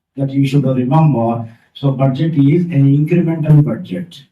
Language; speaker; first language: English; non-native, local second language; Telugu